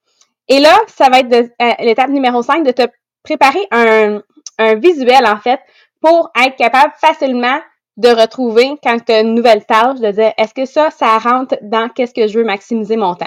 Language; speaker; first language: French; native; French